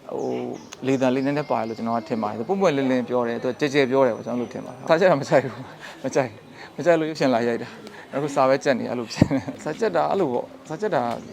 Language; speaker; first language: Burmese; non-native, local second language; Shan